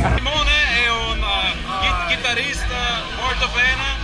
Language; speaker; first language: Italian; non-native, learner; German